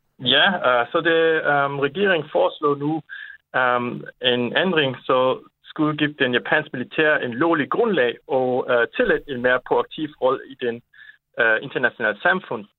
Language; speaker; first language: Danish; non-native, fluent; Japanese